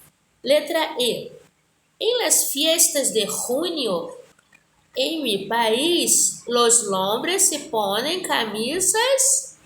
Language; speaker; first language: Spanish; non-native, fluent; Portuguese